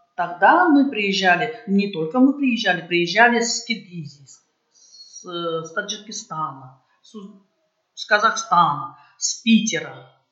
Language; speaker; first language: Russian; native; Russian